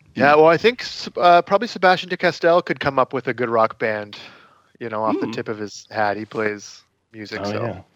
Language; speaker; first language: English; native; English